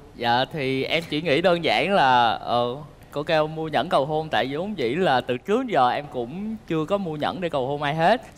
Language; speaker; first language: Vietnamese; native; Vietnamese